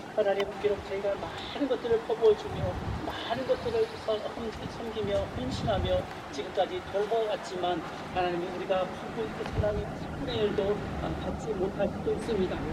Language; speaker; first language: Korean; native; Korean